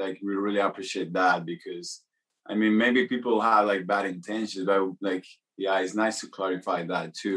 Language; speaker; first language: English; non-native, fluent; Spanish